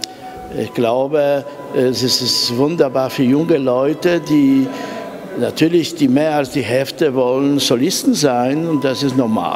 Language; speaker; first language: German; non-native, fluent; Polish